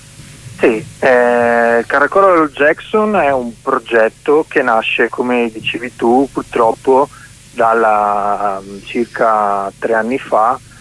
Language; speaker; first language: Italian; native; Italian